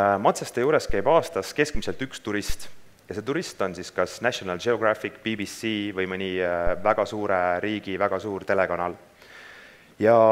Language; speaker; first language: Estonian; native; Estonian